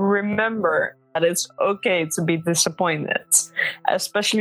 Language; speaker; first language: English; non-native, fluent; Dutch